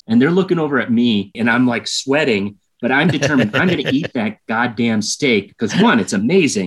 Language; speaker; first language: English; native; English